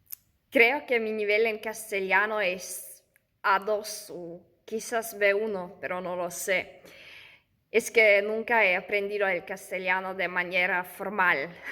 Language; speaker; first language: Spanish; non-native, learner; German